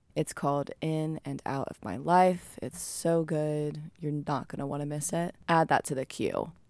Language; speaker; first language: English; native; English